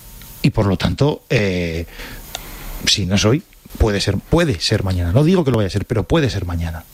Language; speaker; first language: Spanish; native; Spanish